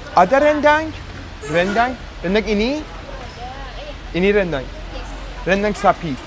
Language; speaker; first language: Indonesian; non-native, learner; Persian